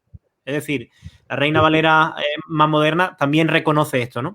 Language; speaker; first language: Spanish; native; Spanish